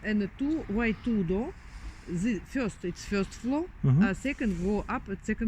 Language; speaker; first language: English; non-native, learner; Russian